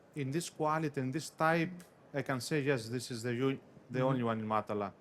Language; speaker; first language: English; non-native, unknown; Greek